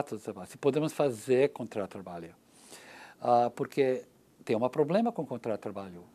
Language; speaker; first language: Portuguese; non-native, learner; English